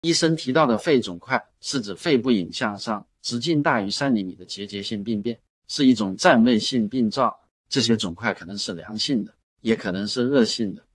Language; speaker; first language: Chinese; native; Chinese